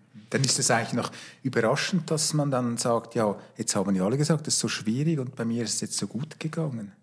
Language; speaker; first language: German; native; German